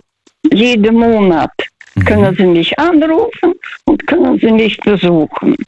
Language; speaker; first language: German; early bilingual, other home language; Russian